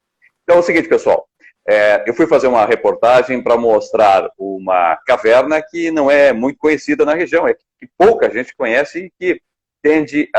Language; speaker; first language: Portuguese; native; Portuguese